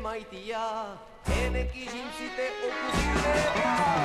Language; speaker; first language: Spanish; non-native, fluent; Basque